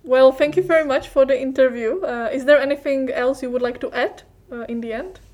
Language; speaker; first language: English; non-native, fluent; Czech